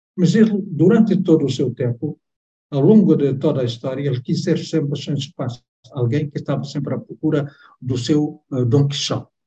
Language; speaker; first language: Portuguese; non-native, local second language; Tetum